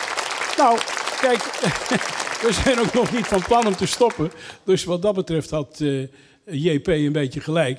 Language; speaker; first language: Dutch; native; Dutch